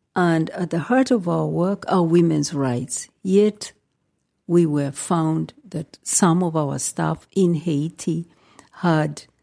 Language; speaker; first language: English; non-native, local second language; Nyankole